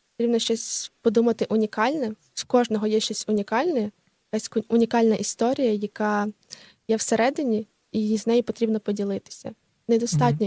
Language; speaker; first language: Ukrainian; native; Ukrainian